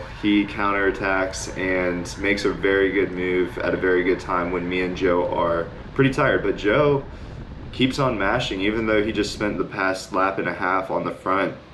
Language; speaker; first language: English; native; English